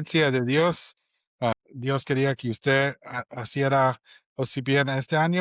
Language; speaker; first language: Spanish; non-native, fluent; English